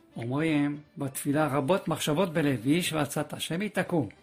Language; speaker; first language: Hebrew; non-native, fluent; French